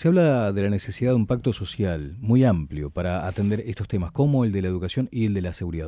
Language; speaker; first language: Spanish; native; Spanish